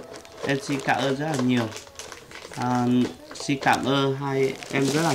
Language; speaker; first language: Vietnamese; non-native, local second language; Hmong